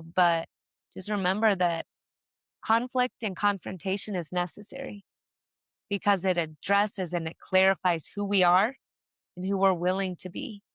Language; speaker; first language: English; native; English